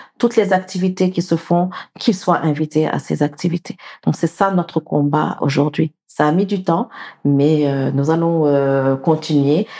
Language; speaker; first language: French; non-native, local second language; Wolof